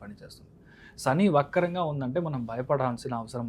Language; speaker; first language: Telugu; non-native, fluent; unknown